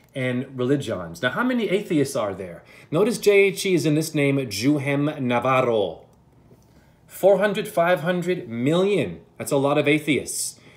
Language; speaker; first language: English; native; English